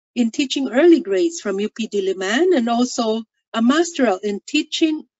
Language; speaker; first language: English; non-native, local second language; Min Nan Chinese